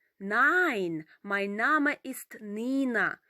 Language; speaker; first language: German; non-native, fluent; Ukrainian